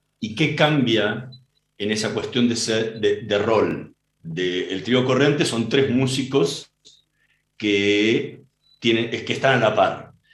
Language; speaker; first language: Spanish; native; Spanish